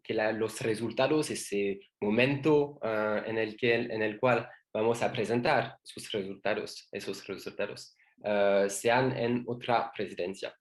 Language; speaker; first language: Spanish; non-native, learner; French